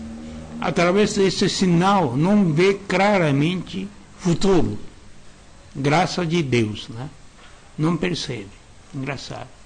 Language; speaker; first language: Portuguese; non-native, learner; Japanese